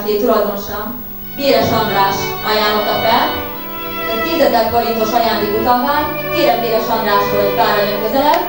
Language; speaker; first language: Hungarian; native; Hungarian